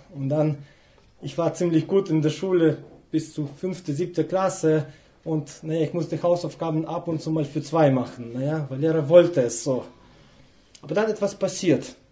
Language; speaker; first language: German; non-native, fluent; Russian